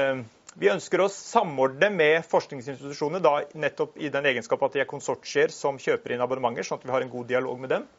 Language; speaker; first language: Norwegian; native; Norwegian